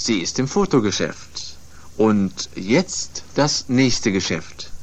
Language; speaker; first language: German; non-native, fluent; Swedish